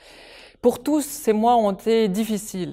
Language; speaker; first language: French; native; French